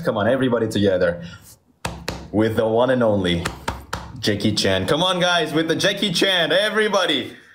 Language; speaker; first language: English; non-native, fluent; Indonesian